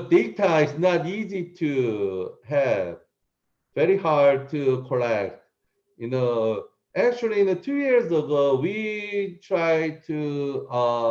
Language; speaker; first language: English; non-native, learner; Korean